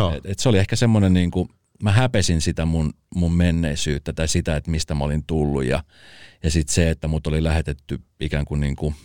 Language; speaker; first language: Finnish; early bilingual, other home language; Spanish